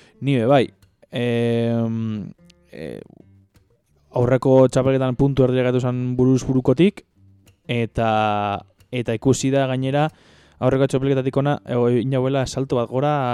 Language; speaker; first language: Basque; native; Basque